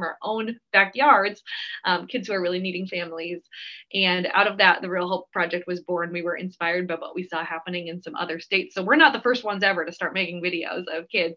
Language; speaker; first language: English; native; English